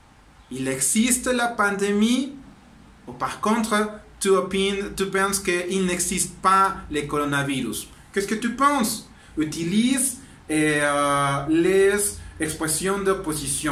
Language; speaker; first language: French; non-native, learner; Spanish